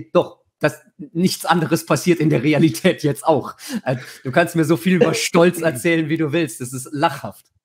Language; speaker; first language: German; native; German